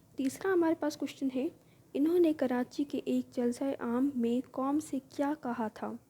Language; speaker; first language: Urdu; native; Urdu